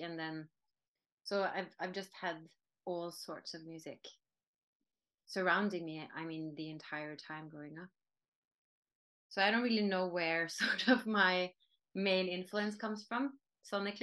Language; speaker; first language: English; non-native, fluent; Norwegian